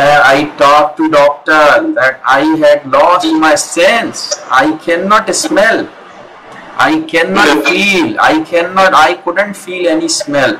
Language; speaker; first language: English; non-native, local second language; Hindi